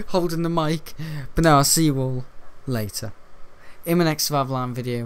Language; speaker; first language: English; native; English